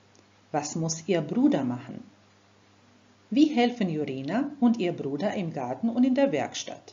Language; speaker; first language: German; non-native, fluent; Croatian